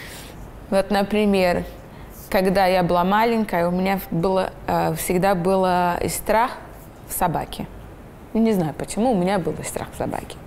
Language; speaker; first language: Russian; non-native, learner; Portuguese